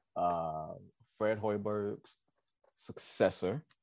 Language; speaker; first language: English; native; English